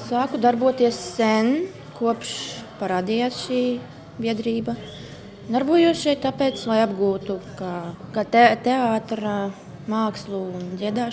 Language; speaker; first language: Latvian; non-native, local second language; Russian